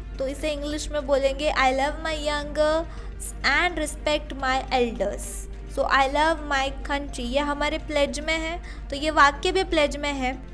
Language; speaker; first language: Hindi; native; Hindi